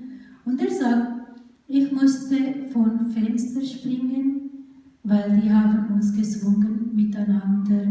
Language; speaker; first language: German; non-native, fluent; Urdu